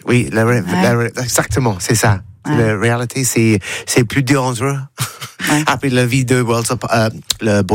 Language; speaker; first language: French; non-native, learner; English